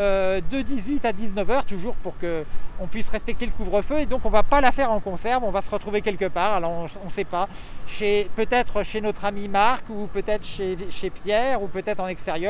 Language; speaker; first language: French; native; French